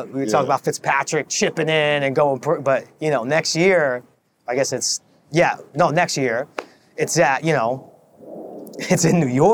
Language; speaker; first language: English; native; English